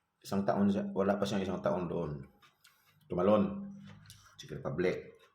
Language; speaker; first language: Filipino; non-native, local second language; Cebuano